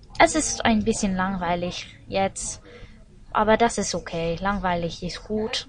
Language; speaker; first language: German; non-native, learner; English